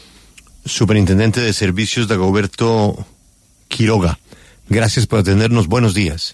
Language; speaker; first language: Spanish; native; Spanish